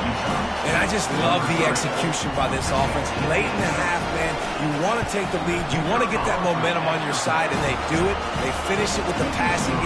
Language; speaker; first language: English; native; English